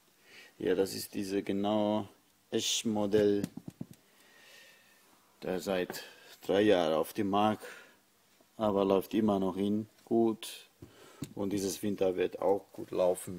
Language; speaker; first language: German; non-native, learner; Italian